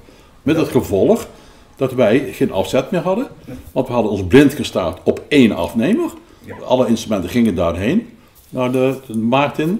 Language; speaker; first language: Dutch; native; Dutch